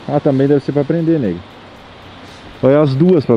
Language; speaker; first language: Portuguese; native; Portuguese